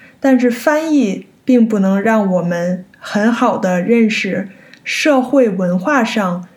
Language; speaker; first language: Chinese; early bilingual, heritage; Chinese